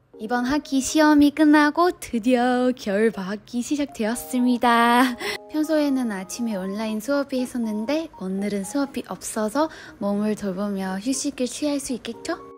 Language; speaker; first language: Korean; non-native, fluent; Vietnamese